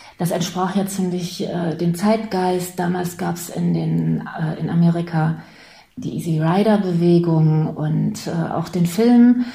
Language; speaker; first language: German; native; German